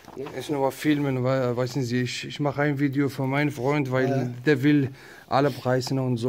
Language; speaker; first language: German; non-native, learner; Arabic